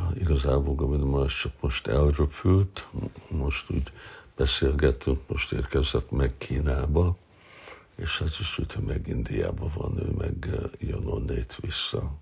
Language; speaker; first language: Hungarian; early bilingual, heritage; Hungarian